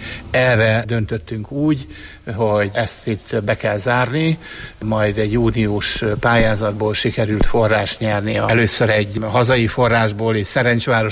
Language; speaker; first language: Hungarian; native; Hungarian